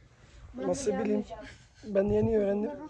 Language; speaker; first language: Turkish; early bilingual, heritage; Turkish